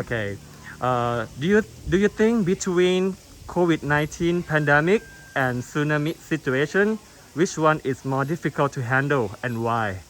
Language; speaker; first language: English; non-native, learner; Thai